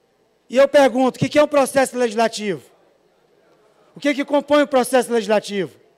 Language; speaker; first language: Portuguese; native; Portuguese